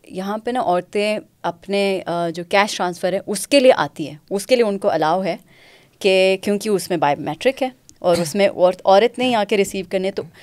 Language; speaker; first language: Urdu; non-native, local second language; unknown